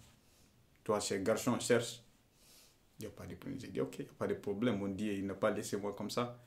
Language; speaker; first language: French; non-native, learner; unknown